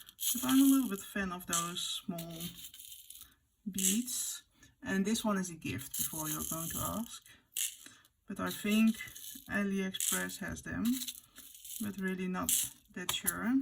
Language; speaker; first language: English; non-native, fluent; Dutch